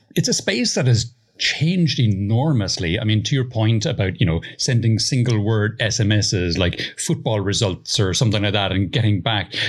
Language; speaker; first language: English; native; English